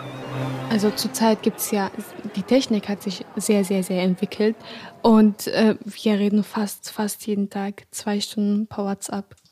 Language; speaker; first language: German; non-native, fluent; Arabic